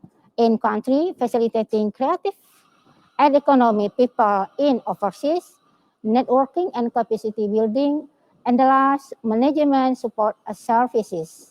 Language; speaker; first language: English; non-native, learner; Indonesian